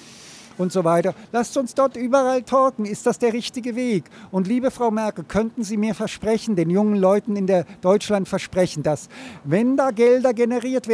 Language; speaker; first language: German; native; German